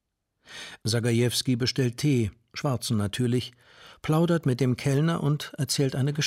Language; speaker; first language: German; native; German